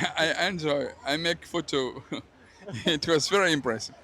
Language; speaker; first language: English; non-native, learner; French